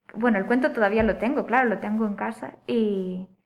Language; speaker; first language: Spanish; native; Spanish